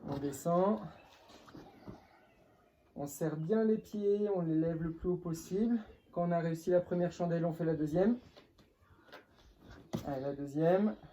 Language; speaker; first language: French; native; French